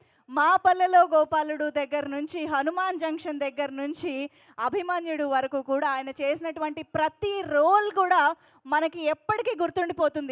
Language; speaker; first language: Telugu; native; Telugu